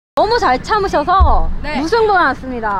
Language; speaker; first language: Korean; native; Korean